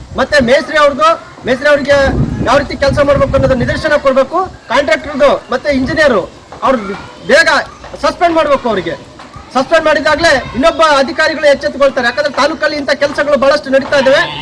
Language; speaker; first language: Kannada; non-native, local second language; Lambadi